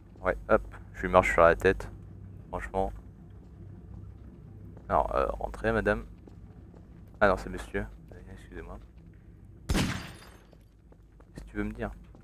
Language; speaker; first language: French; native; French